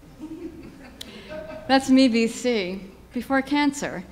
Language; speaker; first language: English; native; English